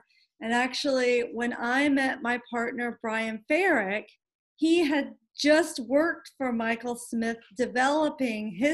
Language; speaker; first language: English; native; English